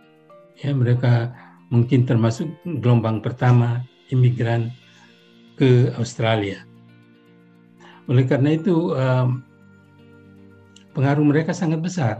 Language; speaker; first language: Indonesian; non-native, local second language; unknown